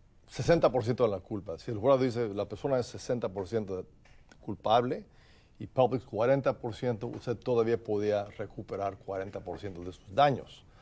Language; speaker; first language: Spanish; non-native, fluent; English